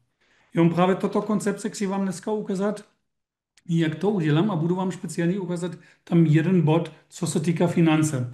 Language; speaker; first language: Czech; non-native, learner; German